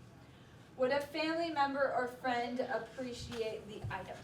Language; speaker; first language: English; native; English